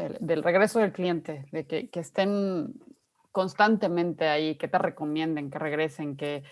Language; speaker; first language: Spanish; native; Spanish